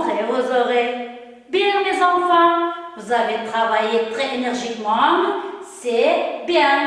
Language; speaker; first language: French; non-native, learner; Uzbek